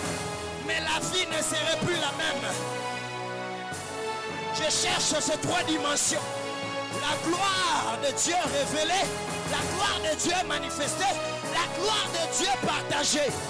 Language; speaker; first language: French; non-native, local second language; Lingala